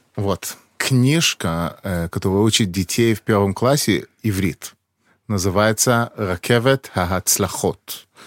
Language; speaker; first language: Russian; early bilingual, heritage; Russian